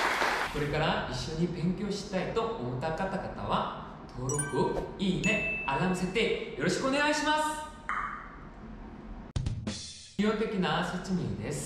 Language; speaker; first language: Japanese; non-native, fluent; Korean